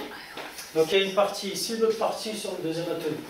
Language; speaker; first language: French; native; French